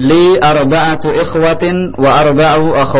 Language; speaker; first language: Arabic; non-native, fluent; Indonesian